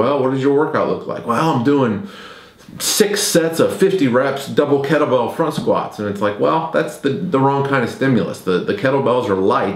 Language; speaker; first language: English; native; English